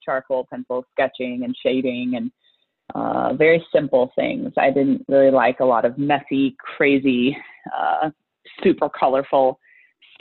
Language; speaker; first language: English; native; English